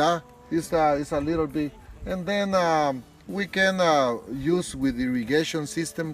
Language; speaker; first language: English; non-native, learner; Spanish